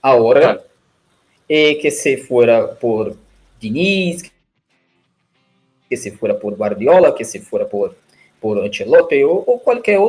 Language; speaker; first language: Spanish; non-native, learner; Portuguese